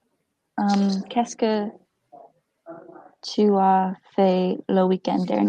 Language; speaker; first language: French; non-native, learner; English